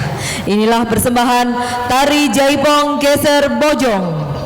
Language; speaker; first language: Indonesian; native; Indonesian